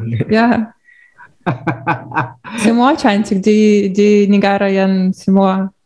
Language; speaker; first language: Indonesian; non-native, learner; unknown